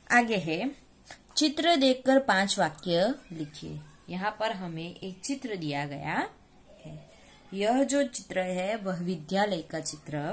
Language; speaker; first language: Hindi; non-native, local second language; Gujarati